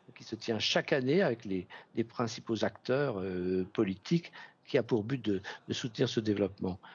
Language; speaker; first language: French; native; French